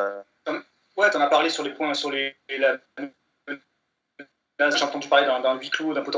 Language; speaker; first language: French; native; French